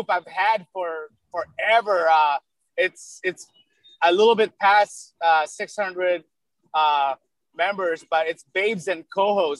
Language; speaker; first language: English; early bilingual, other home language; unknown